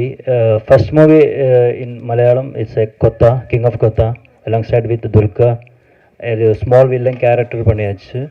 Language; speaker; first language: Tamil; non-native, learner; Malayalam